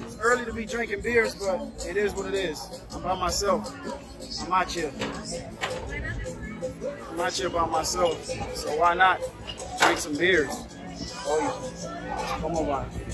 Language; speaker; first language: English; native; English